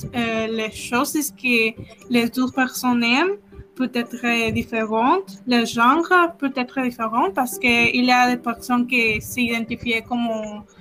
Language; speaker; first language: French; non-native, learner; Spanish